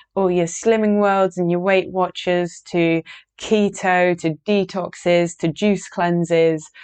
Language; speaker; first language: English; native; English